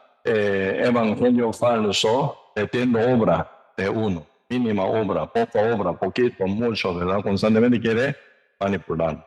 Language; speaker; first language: Spanish; non-native, learner; Korean